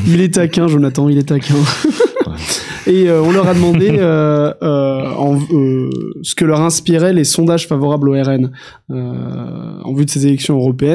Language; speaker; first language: French; native; French